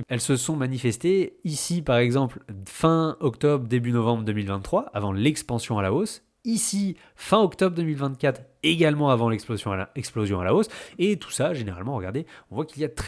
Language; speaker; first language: French; native; French